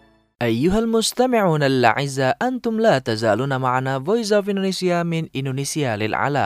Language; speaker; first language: Arabic; non-native, fluent; Indonesian